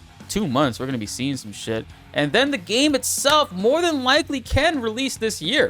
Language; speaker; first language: English; native; English